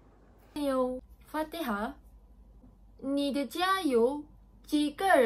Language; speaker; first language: Chinese; non-native, learner; Malay